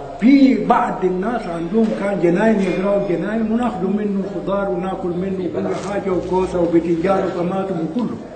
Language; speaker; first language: Egyptian Arabic; non-native, local second language; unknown